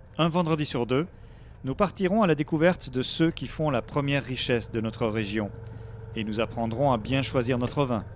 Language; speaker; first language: French; native; French